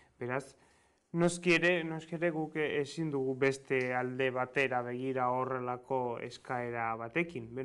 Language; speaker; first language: Basque; non-native, local second language; Spanish